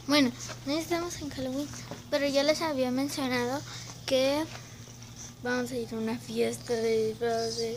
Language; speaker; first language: Spanish; native; Spanish